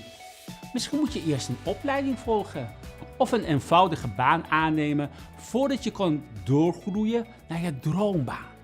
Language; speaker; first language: Dutch; non-native, fluent; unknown